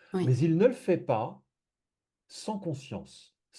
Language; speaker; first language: French; native; French